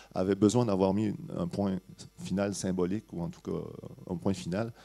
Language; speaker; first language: French; native; French